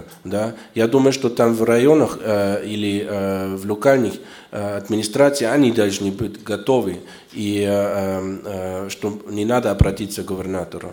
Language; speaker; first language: Russian; non-native, fluent; German